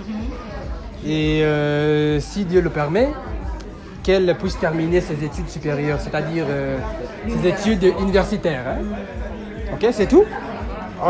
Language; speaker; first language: French; non-native, fluent; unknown